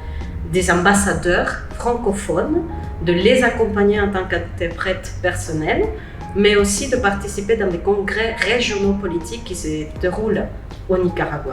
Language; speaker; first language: French; non-native, fluent; Spanish